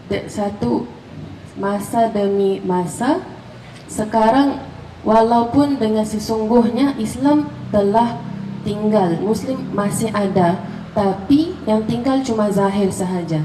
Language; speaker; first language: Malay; non-native, fluent; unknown